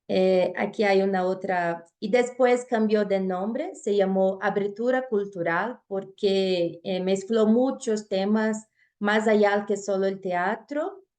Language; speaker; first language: Spanish; non-native, fluent; Portuguese